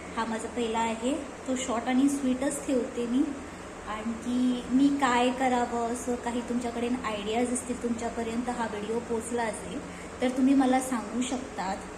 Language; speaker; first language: Marathi; non-native, local second language; Konkani